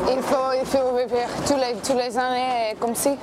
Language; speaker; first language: French; non-native, learner; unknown